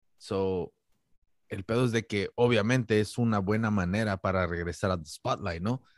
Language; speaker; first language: Spanish; native; Spanish